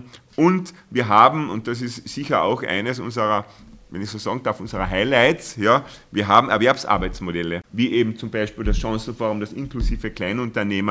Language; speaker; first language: German; native; German